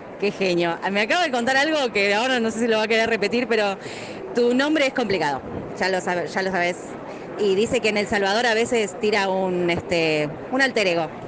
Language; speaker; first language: Spanish; native; Spanish